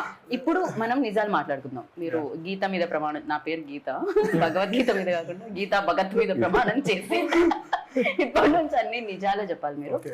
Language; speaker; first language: Telugu; native; Telugu